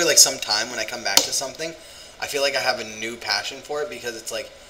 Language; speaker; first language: English; native; English